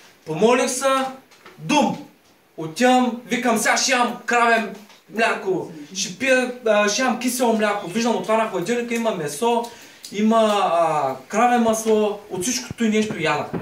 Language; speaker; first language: Bulgarian; native; Bulgarian